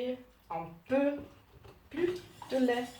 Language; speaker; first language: French; non-native, learner; German